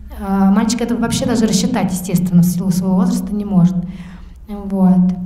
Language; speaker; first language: Russian; native; Russian